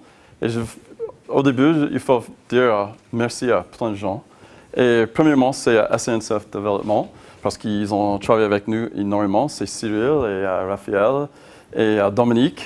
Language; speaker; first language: French; non-native, learner; English